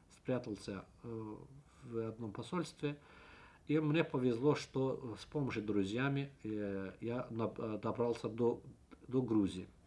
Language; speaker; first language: Russian; non-native, local second language; Azerbaijani